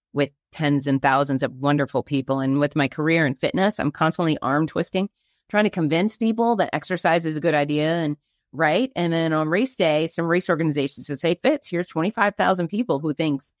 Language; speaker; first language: English; native; English